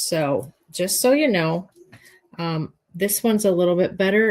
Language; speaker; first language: English; native; English